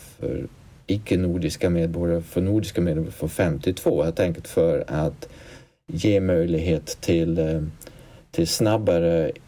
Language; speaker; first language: Swedish; non-native, fluent; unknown